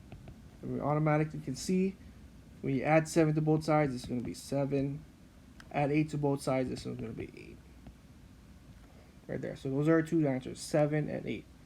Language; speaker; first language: English; native; English